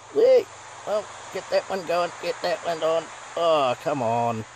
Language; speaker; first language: English; native; English